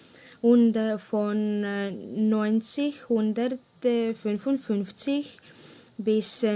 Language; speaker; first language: German; non-native, learner; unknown